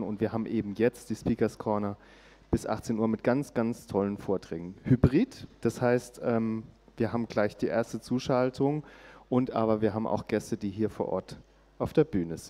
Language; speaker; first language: German; native; German